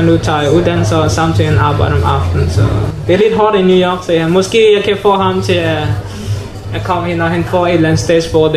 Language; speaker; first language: Danish; non-native, learner; Mon